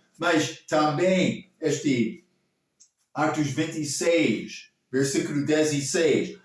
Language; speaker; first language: Portuguese; non-native, learner; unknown